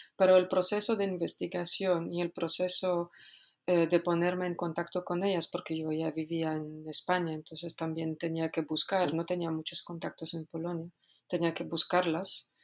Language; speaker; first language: Spanish; non-native, fluent; Polish